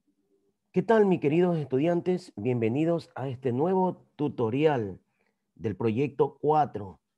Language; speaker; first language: Spanish; native; Spanish